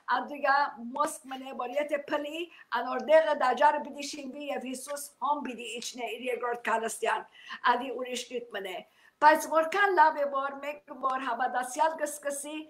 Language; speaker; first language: Armenian; early bilingual, heritage; Armenian